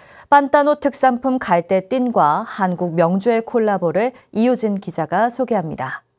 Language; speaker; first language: Korean; native; Korean